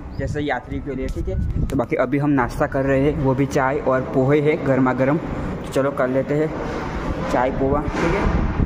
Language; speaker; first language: Hindi; non-native, local second language; Gujarati